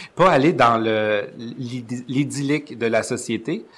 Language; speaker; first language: French; native; French